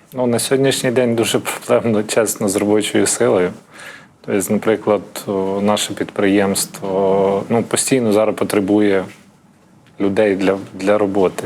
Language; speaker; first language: Ukrainian; native; Ukrainian